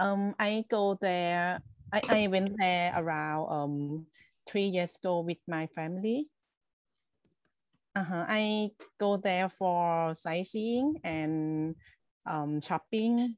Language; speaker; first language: English; non-native, learner; Thai